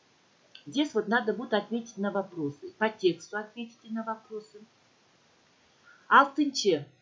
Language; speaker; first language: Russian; non-native, local second language; Kyrgyz